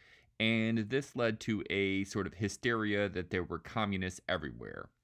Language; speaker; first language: English; native; English